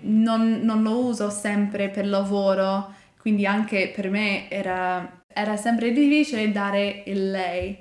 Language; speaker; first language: Italian; non-native, learner; English